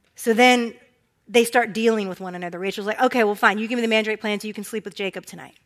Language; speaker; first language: English; native; English